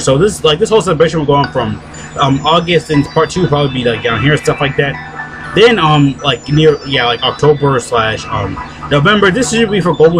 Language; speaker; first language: English; native; English